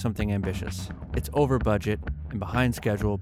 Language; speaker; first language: English; native; English